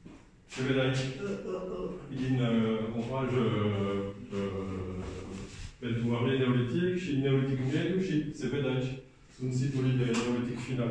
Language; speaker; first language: Romanian; non-native, learner; French